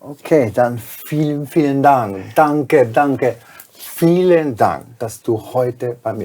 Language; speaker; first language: German; non-native, fluent; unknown